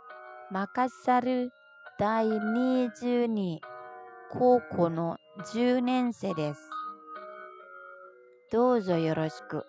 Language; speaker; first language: Japanese; non-native, fluent; Indonesian